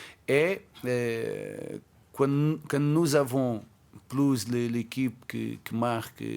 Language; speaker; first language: French; non-native, fluent; Portuguese